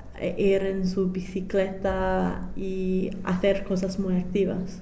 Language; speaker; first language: Spanish; non-native, fluent; English